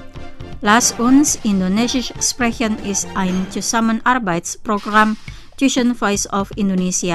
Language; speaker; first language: German; non-native, fluent; Indonesian